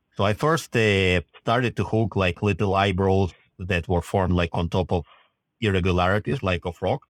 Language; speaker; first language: English; non-native, fluent; Russian